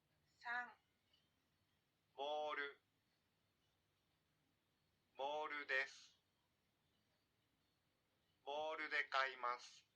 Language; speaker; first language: Japanese; non-native, learner; Indonesian